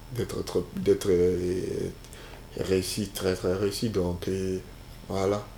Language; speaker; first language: French; non-native, local second language; Bambara